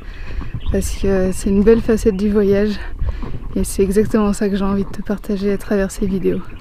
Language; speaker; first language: French; native; French